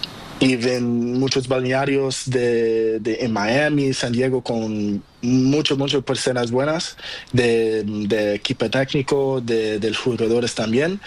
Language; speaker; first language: Spanish; non-native, learner; Portuguese